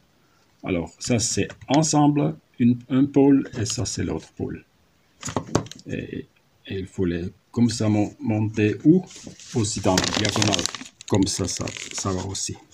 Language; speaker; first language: French; non-native, learner; German